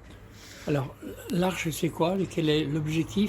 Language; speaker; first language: French; native; French